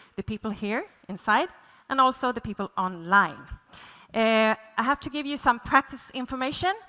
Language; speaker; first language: English; non-native, fluent; Swedish